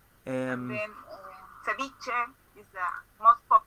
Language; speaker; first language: English; non-native, learner; Spanish